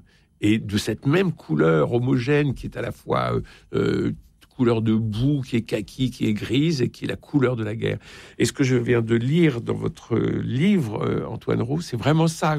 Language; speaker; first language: French; native; French